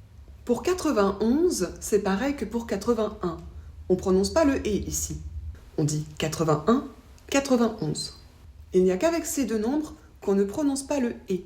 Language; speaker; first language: French; native; French